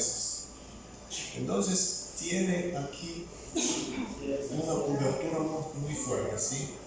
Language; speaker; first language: Spanish; non-native, fluent; Bulgarian